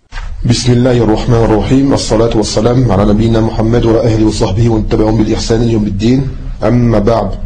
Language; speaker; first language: Arabic; non-native, fluent; French